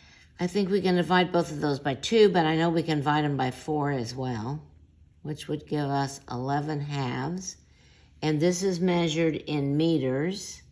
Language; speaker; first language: English; native; English